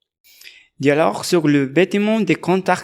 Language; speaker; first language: French; non-native, learner; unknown